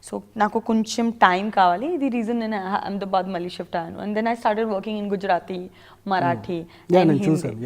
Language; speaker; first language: Telugu; non-native, learner; Gujarati